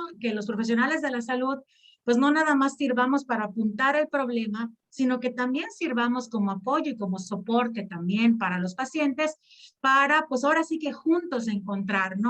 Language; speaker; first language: Spanish; native; Spanish